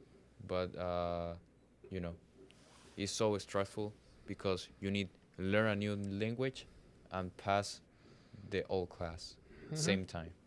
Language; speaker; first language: English; non-native, learner; Spanish